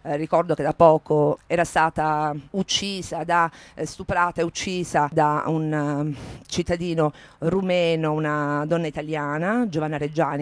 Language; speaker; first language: Italian; native; Italian